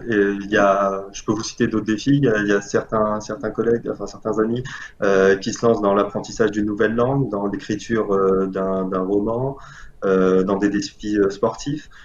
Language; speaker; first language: French; non-native, local second language; Arabic